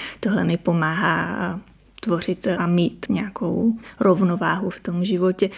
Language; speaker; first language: Czech; native; Czech